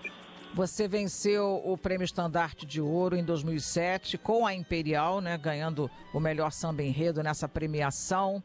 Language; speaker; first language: Portuguese; native; Portuguese